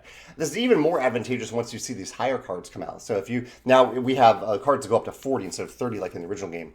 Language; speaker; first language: English; native; English